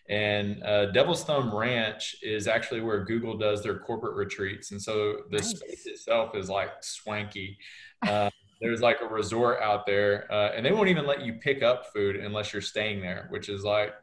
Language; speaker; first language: English; native; English